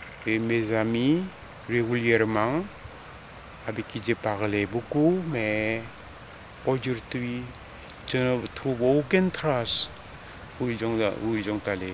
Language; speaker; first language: French; non-native, fluent; Korean